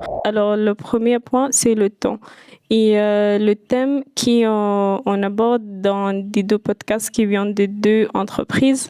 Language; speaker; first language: French; non-native, fluent; Arabic